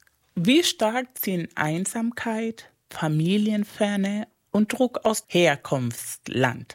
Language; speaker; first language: German; non-native, fluent; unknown